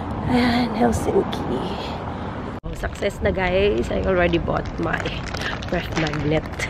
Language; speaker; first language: English; non-native, local second language; Filipino